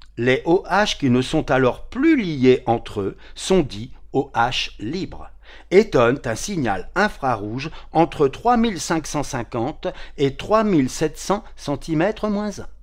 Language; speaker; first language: French; native; French